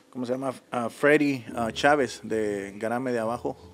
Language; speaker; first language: Spanish; native; Spanish